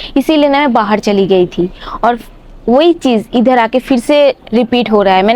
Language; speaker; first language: Hindi; non-native, local second language; Bangla